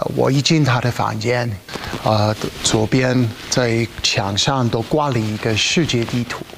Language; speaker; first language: Chinese; non-native, fluent; English